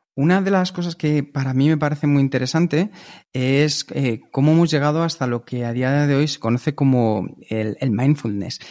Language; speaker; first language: Spanish; native; Spanish